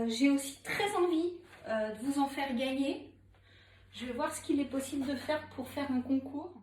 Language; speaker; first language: French; native; French